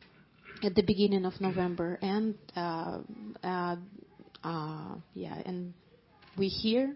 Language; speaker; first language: English; non-native, fluent; Ukrainian